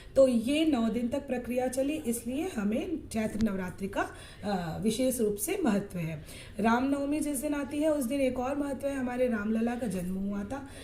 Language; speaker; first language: Hindi; non-native, local second language; Bangla